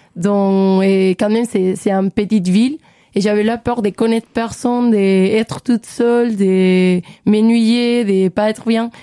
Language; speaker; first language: French; non-native, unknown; Spanish